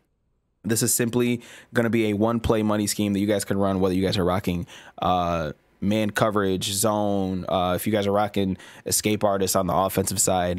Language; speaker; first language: English; native; English